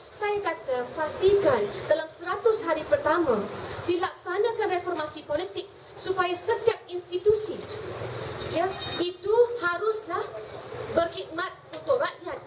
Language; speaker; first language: Malay; native; Malay